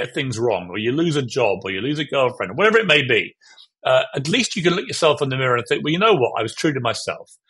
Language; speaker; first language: English; native; English